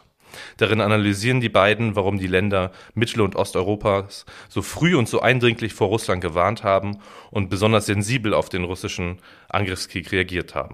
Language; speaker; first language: German; native; German